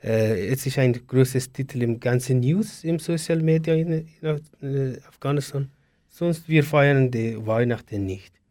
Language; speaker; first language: German; non-native, learner; Persian